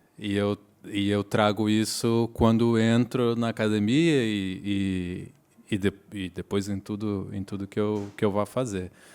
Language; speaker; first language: Portuguese; native; Portuguese